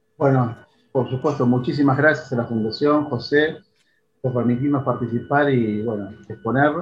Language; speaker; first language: Spanish; native; Spanish